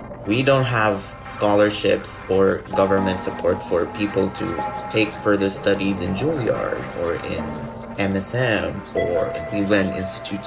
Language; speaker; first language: English; non-native, local second language; Filipino